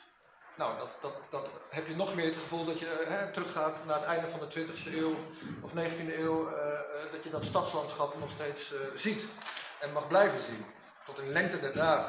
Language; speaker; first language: Dutch; native; Dutch